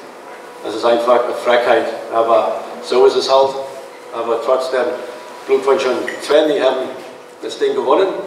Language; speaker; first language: German; non-native, fluent; English